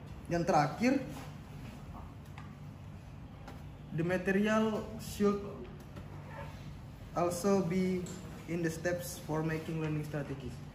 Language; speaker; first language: English; non-native, learner; Indonesian